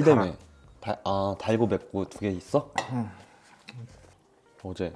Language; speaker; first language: Korean; native; Korean